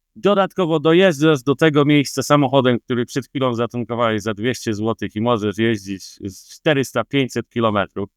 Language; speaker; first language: Polish; native; Polish